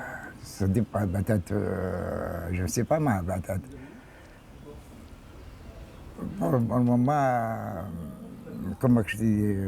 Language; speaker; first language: French; non-native, learner; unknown